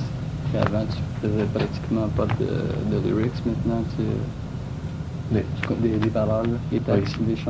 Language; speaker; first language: French; native; French